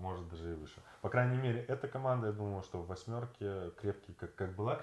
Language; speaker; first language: Russian; native; Russian